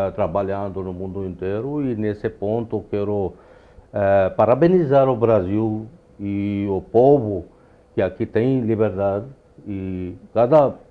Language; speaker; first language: Portuguese; non-native, fluent; Urdu